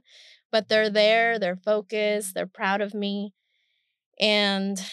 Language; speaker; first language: English; early bilingual, other home language; Spanish